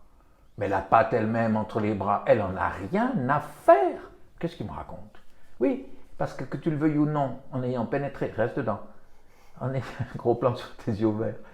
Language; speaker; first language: French; native; French